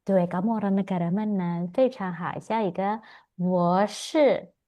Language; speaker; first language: Chinese; non-native, fluent; Indonesian